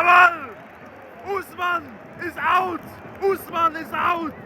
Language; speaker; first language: German; native; German